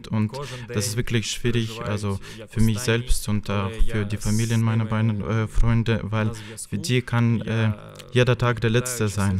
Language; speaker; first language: German; non-native, fluent; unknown